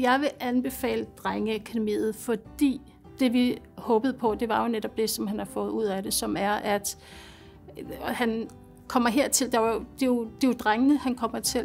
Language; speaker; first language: Danish; native; Danish